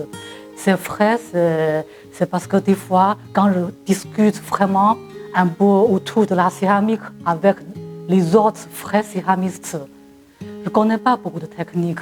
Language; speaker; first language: French; non-native, fluent; Chinese